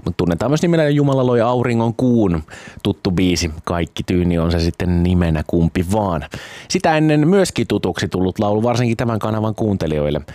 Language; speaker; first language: Finnish; native; Finnish